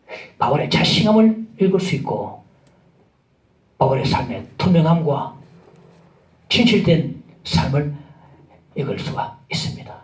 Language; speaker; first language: Korean; native; Korean